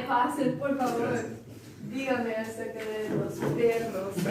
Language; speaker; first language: Spanish; non-native, learner; English